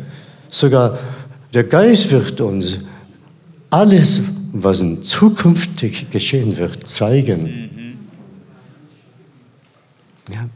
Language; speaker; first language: German; non-native, fluent; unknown